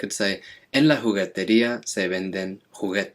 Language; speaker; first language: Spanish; non-native, fluent; English